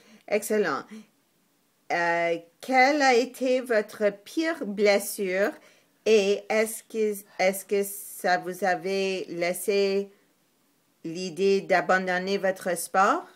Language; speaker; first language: French; non-native, learner; English